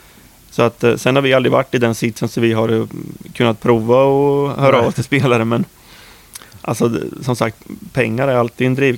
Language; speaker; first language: Swedish; native; Swedish